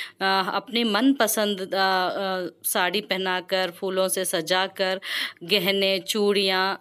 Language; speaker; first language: Hindi; non-native, local second language; Telugu